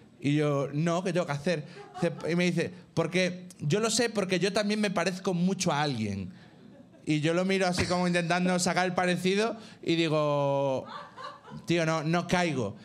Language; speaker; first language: Spanish; native; Spanish